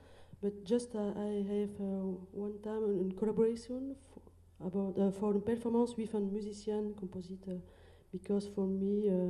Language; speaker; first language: English; non-native, learner; French